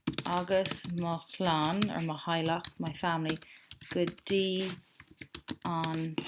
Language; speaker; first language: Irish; non-native, local second language; English